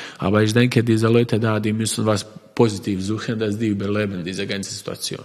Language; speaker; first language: German; non-native, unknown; Croatian